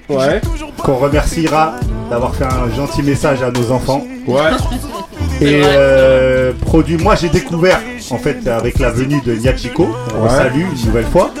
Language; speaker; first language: French; native; French